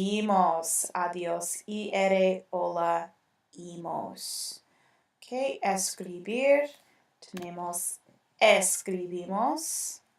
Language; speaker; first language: Spanish; non-native, fluent; English